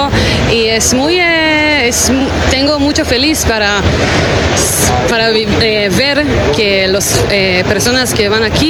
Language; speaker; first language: Spanish; non-native, learner; Hebrew